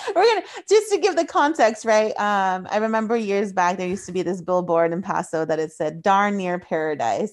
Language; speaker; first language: English; early bilingual, other home language; Spanish